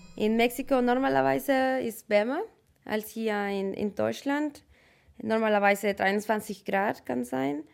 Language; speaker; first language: German; non-native, fluent; Spanish